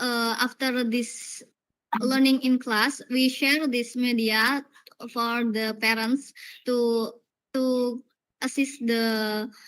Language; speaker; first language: English; non-native, learner; Indonesian